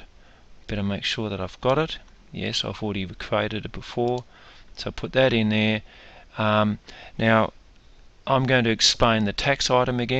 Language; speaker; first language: English; native; English